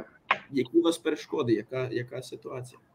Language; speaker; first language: Ukrainian; early bilingual, heritage; Ukrainian